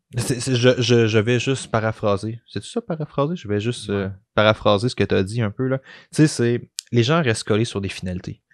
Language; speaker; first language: French; native; French